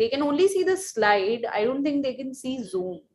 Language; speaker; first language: English; non-native, fluent; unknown